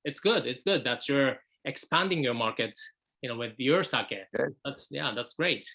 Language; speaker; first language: English; non-native, fluent; Japanese